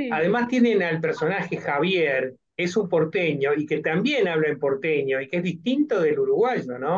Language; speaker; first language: Spanish; native; Spanish